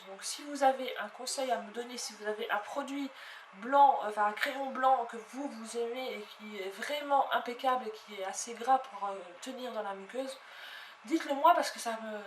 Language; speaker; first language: French; native; French